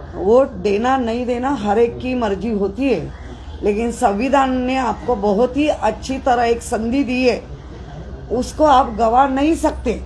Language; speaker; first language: Hindi; non-native, local second language; Marathi